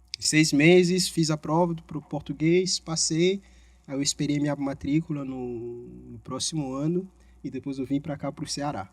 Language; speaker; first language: Portuguese; non-native, fluent; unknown